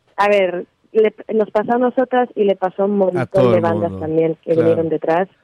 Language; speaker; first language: Spanish; native; Spanish